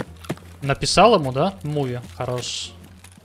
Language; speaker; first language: Russian; native; Russian